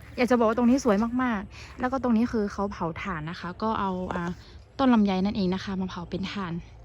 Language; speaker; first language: Thai; non-native, local second language; Western Kayah